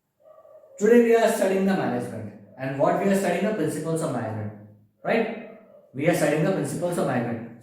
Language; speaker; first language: English; non-native, local second language; Hindi